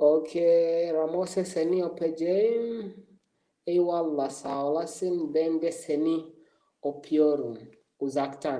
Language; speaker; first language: Turkish; non-native, learner; Swahili